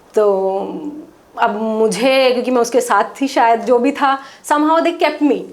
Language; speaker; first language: Hindi; non-native, local second language; Punjabi